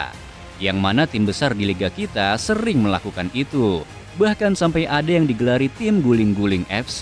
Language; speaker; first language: Indonesian; native; Indonesian